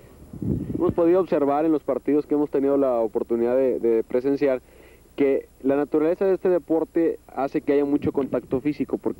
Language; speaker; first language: Spanish; native; Spanish